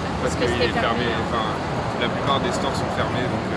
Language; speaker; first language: French; native; French